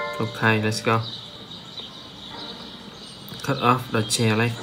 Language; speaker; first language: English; non-native, learner; Vietnamese